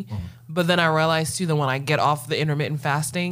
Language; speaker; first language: English; native; English